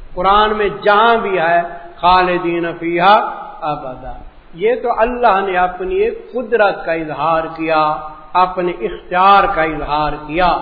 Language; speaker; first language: Urdu; non-native, local second language; Punjabi